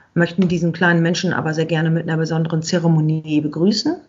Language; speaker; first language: German; native; German